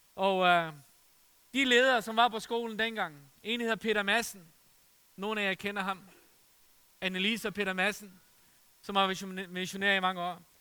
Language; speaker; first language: Danish; non-native, fluent; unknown